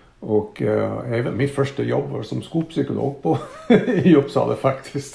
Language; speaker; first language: Swedish; non-native, fluent; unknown